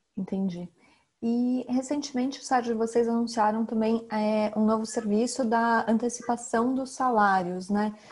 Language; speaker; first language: Portuguese; native; Portuguese